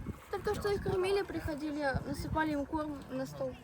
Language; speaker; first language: Russian; native; Russian